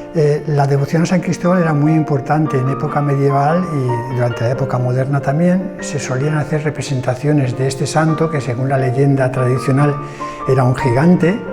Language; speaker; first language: Spanish; native; Spanish